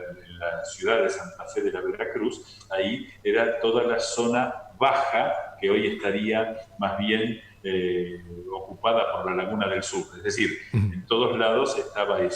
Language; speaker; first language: Spanish; native; Spanish